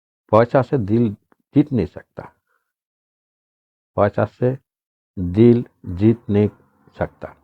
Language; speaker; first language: Hindi; non-native, local second language; Bangla